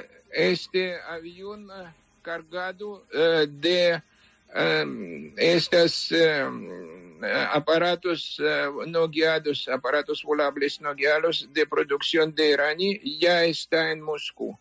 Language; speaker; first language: Spanish; non-native, fluent; Ukrainian